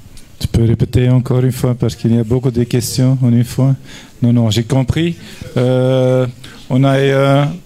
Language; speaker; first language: French; non-native, learner; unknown